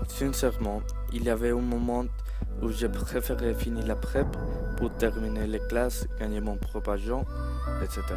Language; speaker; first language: French; non-native, learner; Spanish